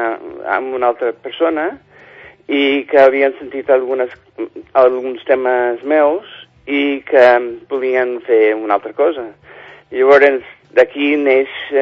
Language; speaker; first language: Catalan; non-native, fluent; English